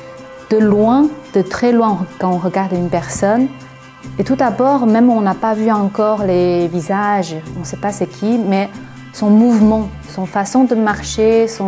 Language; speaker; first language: French; non-native, fluent; Chinese